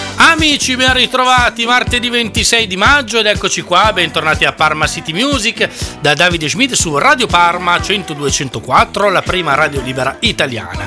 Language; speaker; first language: Italian; native; Italian